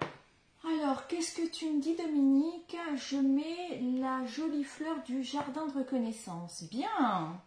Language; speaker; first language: French; native; French